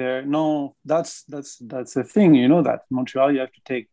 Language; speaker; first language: English; non-native, fluent; French